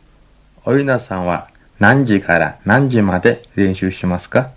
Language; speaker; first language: Japanese; non-native, learner; Mongolian